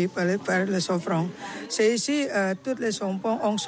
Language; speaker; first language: French; non-native, learner; Indonesian